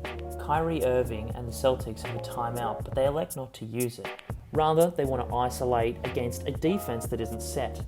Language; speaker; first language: English; native; English